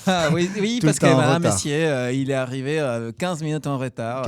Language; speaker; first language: French; non-native, fluent; Spanish